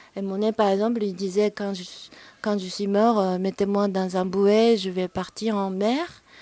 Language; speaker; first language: French; non-native, fluent; Japanese